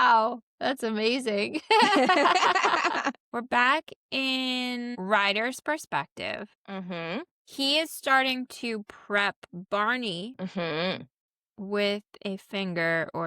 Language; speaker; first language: English; native; English